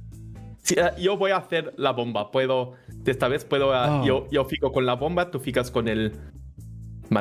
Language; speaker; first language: Spanish; non-native, learner; Portuguese